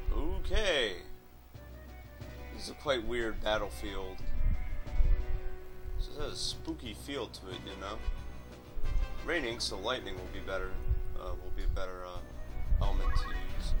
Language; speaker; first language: English; native; English